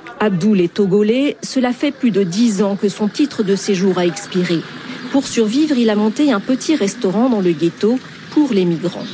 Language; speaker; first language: French; native; French